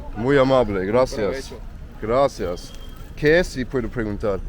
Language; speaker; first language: Spanish; non-native, learner; Luxembourgish